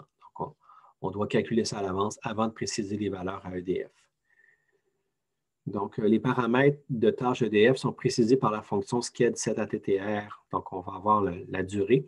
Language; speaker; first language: French; native; French